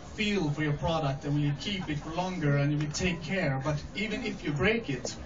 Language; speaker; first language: English; non-native, fluent; Swedish